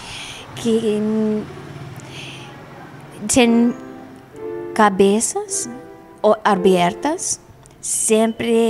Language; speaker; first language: Portuguese; non-native, learner; English